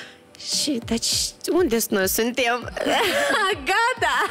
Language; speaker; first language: Romanian; non-native, local second language; Russian